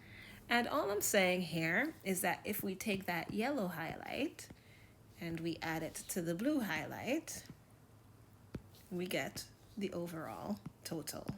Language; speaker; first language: English; native; English